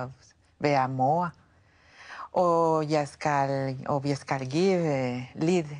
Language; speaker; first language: Danish; non-native, learner; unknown